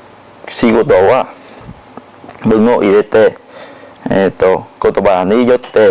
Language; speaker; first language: Japanese; non-native, learner; Thai